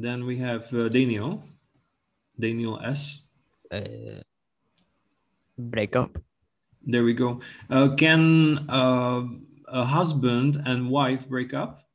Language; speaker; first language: English; non-native, local second language; Czech